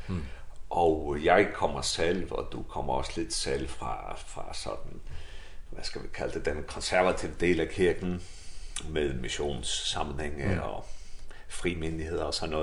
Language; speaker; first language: Danish; non-native, local second language; Faroese